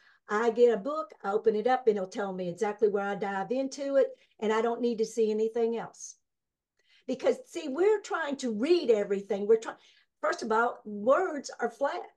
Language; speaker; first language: English; native; English